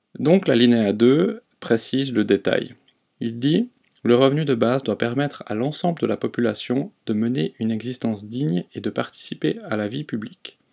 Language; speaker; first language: French; native; French